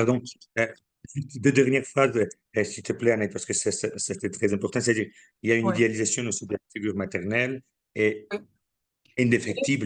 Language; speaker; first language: French; non-native, fluent; Georgian